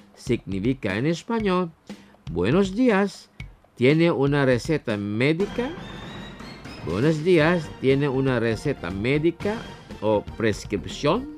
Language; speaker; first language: Spanish; non-native, fluent; Indonesian